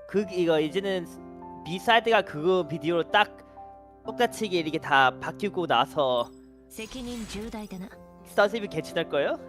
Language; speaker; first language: Korean; early bilingual, heritage; Korean